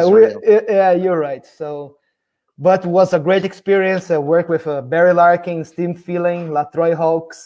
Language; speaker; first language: English; non-native, fluent; Portuguese